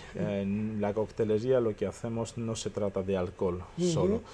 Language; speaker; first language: Spanish; non-native, fluent; Armenian